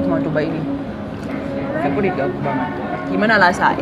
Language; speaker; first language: Indonesian; non-native, learner; Thai